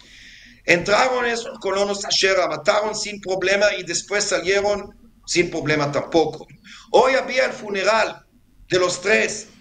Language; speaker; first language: Spanish; non-native, fluent; Hebrew